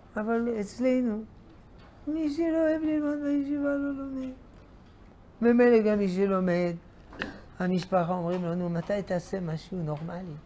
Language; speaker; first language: Hebrew; non-native, fluent; French